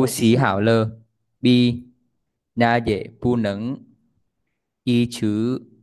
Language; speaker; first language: Chinese; non-native, learner; Vietnamese